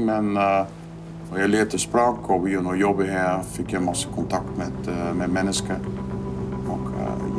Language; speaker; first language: Norwegian; non-native, fluent; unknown